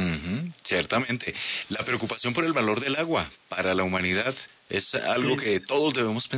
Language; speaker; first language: Spanish; native; Spanish